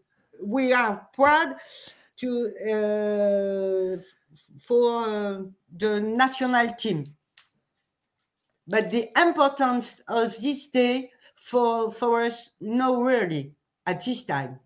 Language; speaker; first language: English; non-native, learner; French